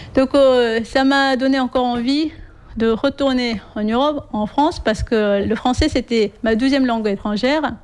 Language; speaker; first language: French; non-native, fluent; Korean